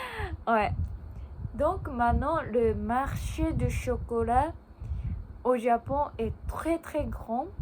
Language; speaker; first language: French; non-native, learner; Japanese